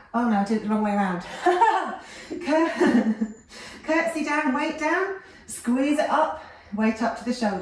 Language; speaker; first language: English; native; English